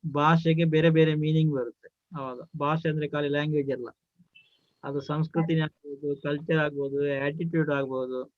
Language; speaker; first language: Kannada; native; Kannada